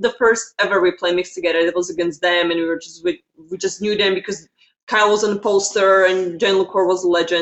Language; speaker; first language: English; non-native, fluent; Slovak